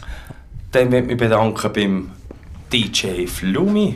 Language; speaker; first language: German; native; German